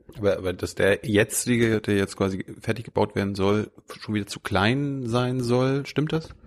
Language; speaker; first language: German; native; German